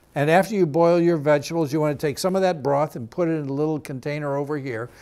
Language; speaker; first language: English; native; English